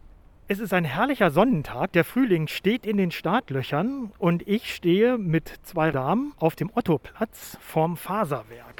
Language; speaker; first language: German; native; German